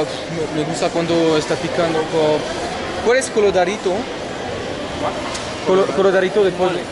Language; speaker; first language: Spanish; non-native, learner; French